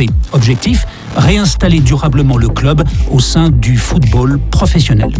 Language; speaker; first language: French; native; French